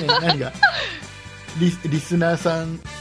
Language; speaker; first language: Japanese; native; Japanese